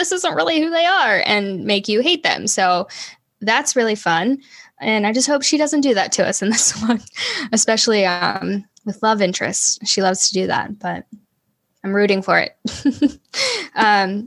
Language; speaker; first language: English; native; English